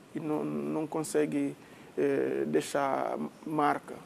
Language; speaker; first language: Portuguese; non-native, fluent; Wolof